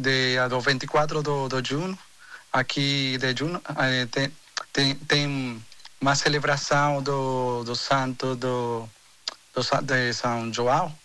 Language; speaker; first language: Portuguese; non-native, fluent; Spanish